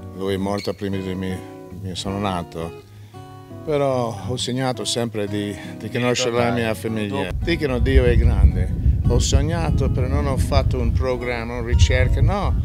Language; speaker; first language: Italian; non-native, learner; English